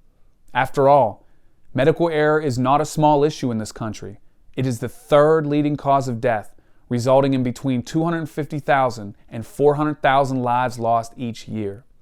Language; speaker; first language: English; native; English